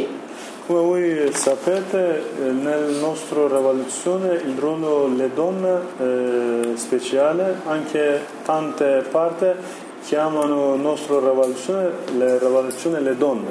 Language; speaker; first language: Italian; non-native, learner; Kurdish